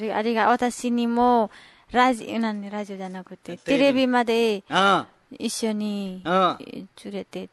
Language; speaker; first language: Japanese; non-native, learner; Nepali